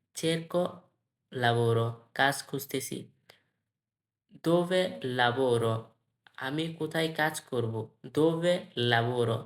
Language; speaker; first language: Bangla; native; Bangla